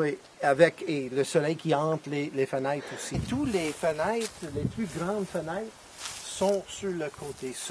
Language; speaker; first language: French; non-native, fluent; English